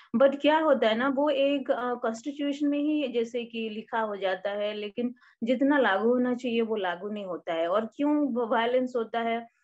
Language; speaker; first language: Hindi; non-native, local second language; Odia